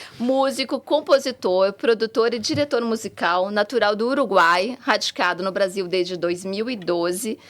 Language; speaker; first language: Portuguese; native; Portuguese